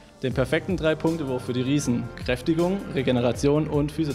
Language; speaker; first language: German; native; German